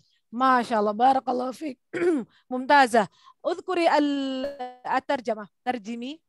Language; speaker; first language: Arabic; non-native, fluent; Indonesian